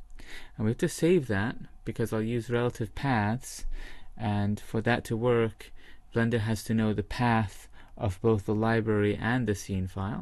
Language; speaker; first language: English; native; English